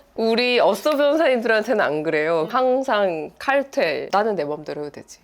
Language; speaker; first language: Korean; native; Korean